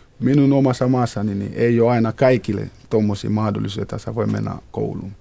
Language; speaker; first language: Finnish; non-native, fluent; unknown